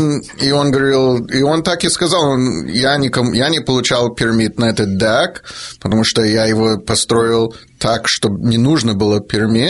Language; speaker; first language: Russian; early bilingual, heritage; Russian